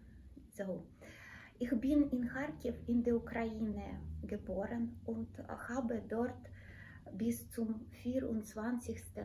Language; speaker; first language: German; non-native, fluent; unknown